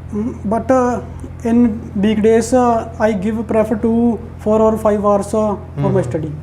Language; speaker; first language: English; non-native, learner; Punjabi